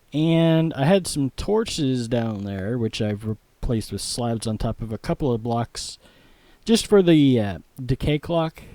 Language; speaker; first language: English; native; English